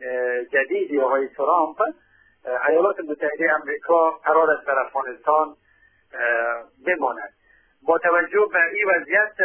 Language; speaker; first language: Persian; native; Persian